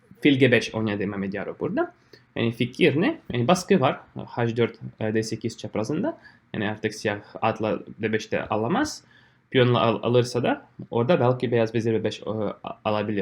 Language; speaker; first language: Turkish; non-native, fluent; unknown